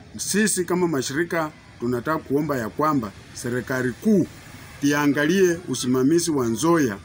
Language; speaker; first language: Swahili; native; Swahili